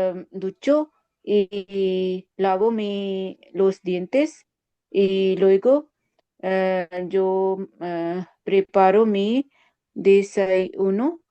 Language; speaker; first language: Spanish; non-native, learner; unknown